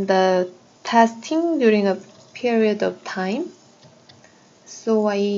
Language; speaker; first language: English; non-native, learner; Korean